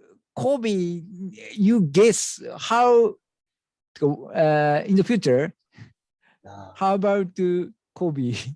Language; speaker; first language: English; non-native, learner; Japanese